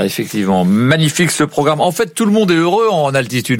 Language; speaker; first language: French; native; French